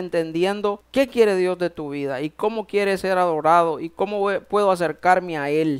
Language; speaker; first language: Spanish; native; Spanish